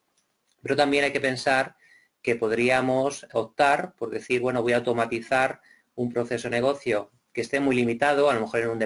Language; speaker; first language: Spanish; native; Spanish